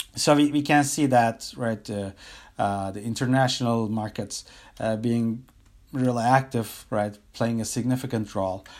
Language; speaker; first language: English; non-native, fluent; Turkish